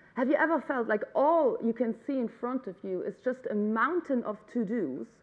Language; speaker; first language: English; non-native, fluent; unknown